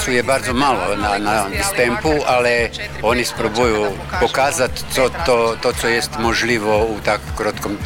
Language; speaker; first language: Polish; non-native, learner; Croatian